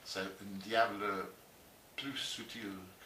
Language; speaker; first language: French; non-native, learner; English